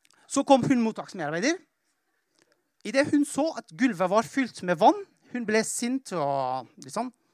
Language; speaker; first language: Norwegian; non-native, fluent; Persian